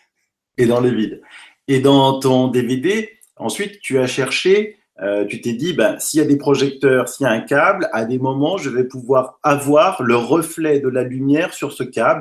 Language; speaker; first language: French; native; French